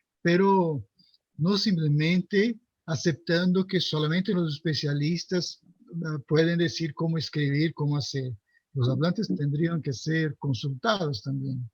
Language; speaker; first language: Spanish; non-native, fluent; Portuguese